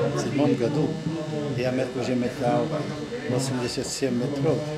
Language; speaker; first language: Russian; non-native, local second language; Latvian